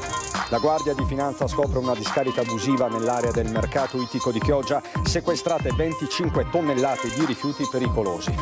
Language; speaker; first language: Italian; native; Italian